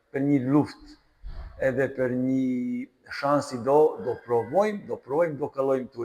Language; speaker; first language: Albanian; non-native, fluent; Serbian